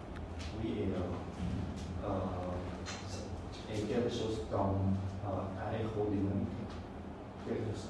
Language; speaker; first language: French; non-native, fluent; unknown